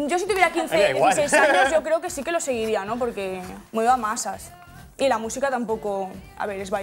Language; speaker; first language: Spanish; native; Spanish